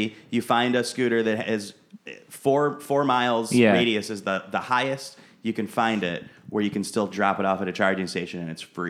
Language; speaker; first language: English; native; English